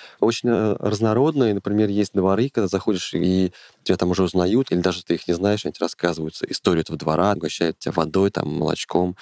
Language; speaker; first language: Russian; native; Russian